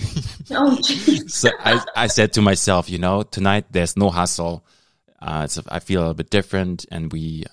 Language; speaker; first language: English; non-native, fluent; German